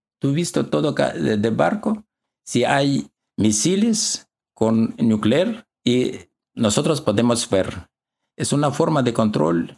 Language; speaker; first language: Spanish; non-native, learner; Russian